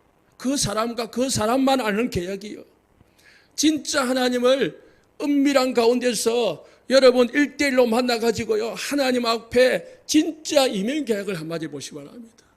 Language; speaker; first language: Korean; native; Korean